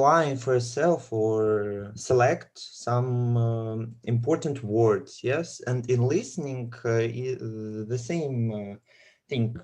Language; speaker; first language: English; non-native, learner; Russian